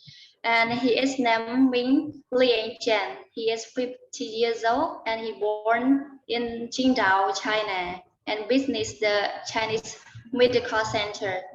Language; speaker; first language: English; non-native, learner; Khmer